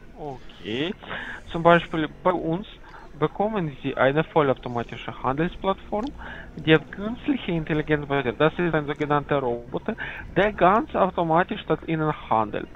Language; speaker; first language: German; non-native, fluent; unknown